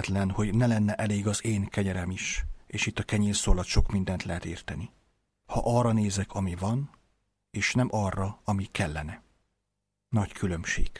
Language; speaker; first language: Hungarian; native; Hungarian